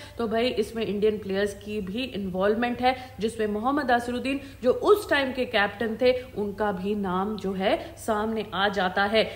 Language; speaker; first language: Hindi; native; Hindi